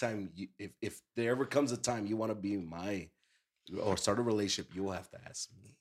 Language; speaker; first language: English; early bilingual, other home language; Spanish